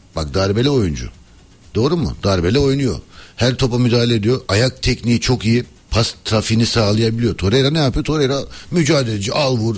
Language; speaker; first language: Turkish; early bilingual, heritage; Turkish